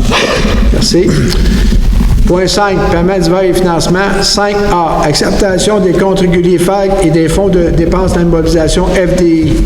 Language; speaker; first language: French; native; French